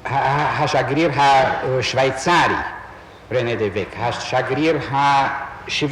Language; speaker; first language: Hebrew; non-native, fluent; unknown